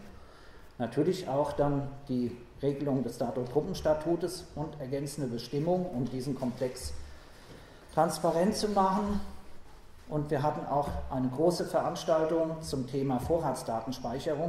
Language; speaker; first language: German; native; German